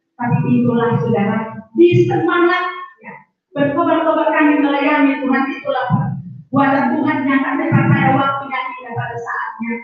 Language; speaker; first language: Indonesian; native; Indonesian